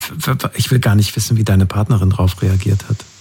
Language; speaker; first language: German; native; German